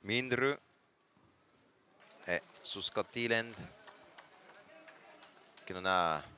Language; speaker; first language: Italian; non-native, fluent; French